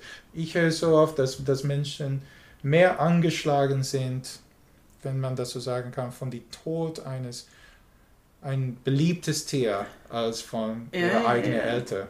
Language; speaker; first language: German; non-native, learner; English